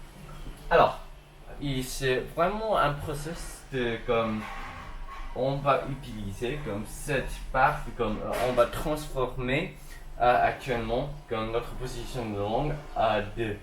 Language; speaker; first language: French; non-native, learner; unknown